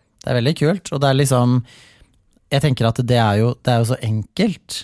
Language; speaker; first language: Norwegian; native; Norwegian